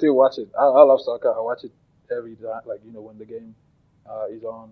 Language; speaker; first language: English; non-native, local second language; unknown